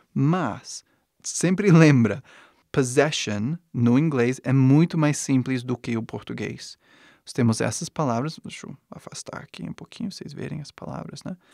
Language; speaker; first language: Portuguese; non-native, fluent; English